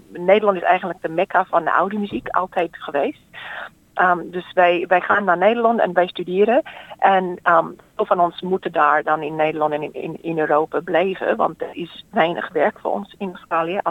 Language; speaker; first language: Dutch; non-native, fluent; English